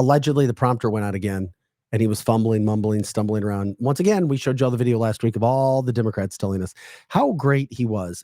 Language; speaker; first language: English; native; English